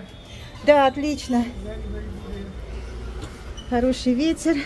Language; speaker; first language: Russian; native; Russian